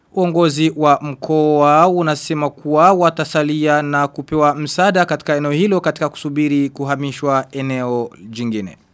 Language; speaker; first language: Swahili; non-native, local second language; Rundi